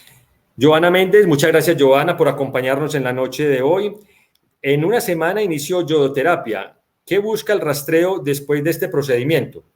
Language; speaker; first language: Spanish; native; Spanish